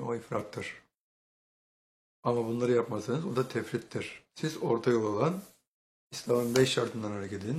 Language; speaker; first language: Turkish; native; Turkish